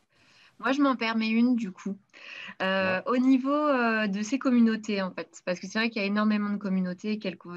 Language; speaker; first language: French; native; French